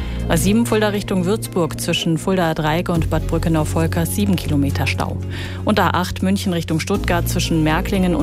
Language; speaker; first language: German; native; German